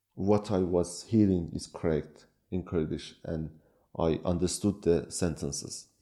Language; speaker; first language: English; non-native, fluent; Kurdish